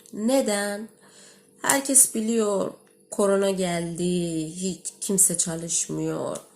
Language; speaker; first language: Turkish; non-native, learner; Persian